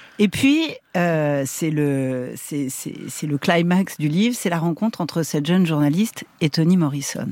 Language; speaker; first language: French; native; French